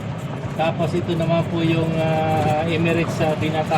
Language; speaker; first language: Filipino; native; Filipino